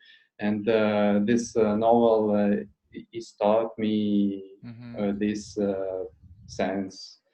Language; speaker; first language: English; non-native, learner; Russian